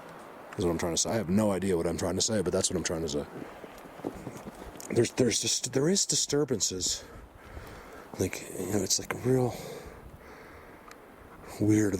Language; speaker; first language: English; native; English